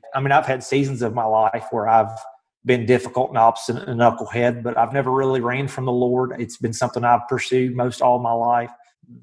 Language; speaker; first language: English; native; English